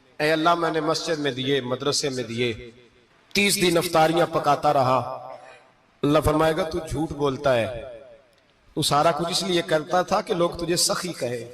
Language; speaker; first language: Urdu; non-native, local second language; Punjabi